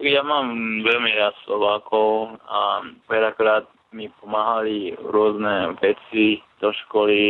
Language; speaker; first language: Slovak; non-native, fluent; Japanese